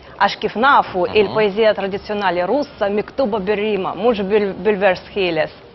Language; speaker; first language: Maltese; non-native, fluent; Russian